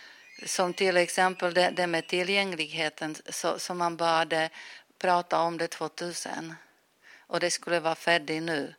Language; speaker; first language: Swedish; non-native, fluent; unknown